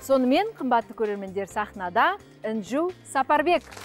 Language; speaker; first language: Kazakh; native; Kazakh